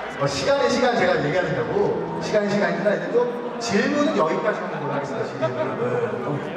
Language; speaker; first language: Korean; native; Korean